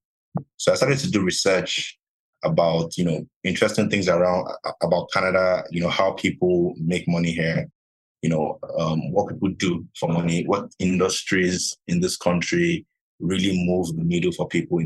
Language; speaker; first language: English; non-native, local second language; Yoruba